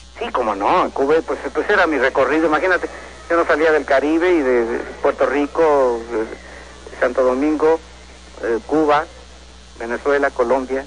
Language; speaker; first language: Spanish; native; Spanish